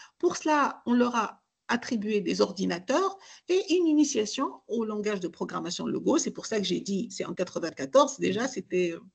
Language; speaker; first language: French; non-native, local second language; Arabic